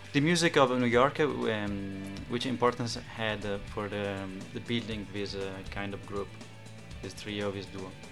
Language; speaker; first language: English; non-native, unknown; Italian